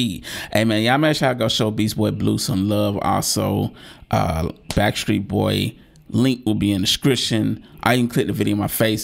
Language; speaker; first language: English; native; English